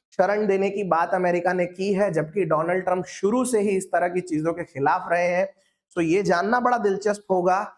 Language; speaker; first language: Hindi; non-native, local second language; Marathi